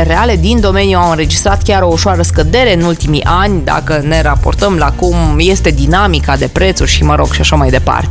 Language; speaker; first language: Romanian; native; Romanian